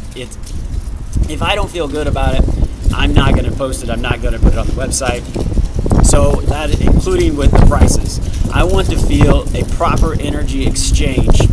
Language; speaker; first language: English; native; English